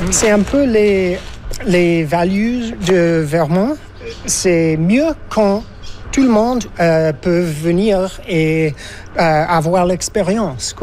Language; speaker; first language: French; non-native, fluent; English